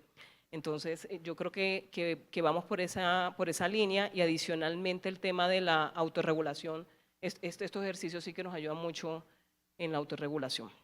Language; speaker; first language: Spanish; native; Spanish